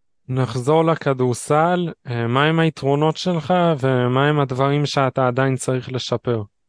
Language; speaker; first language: Hebrew; native; Hebrew